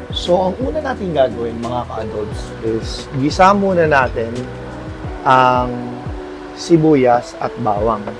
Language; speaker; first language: Filipino; native; Filipino